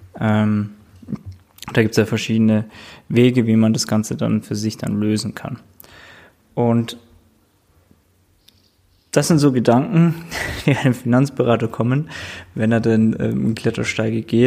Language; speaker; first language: German; native; German